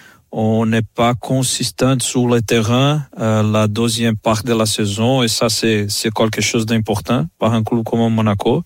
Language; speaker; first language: French; non-native, fluent; Portuguese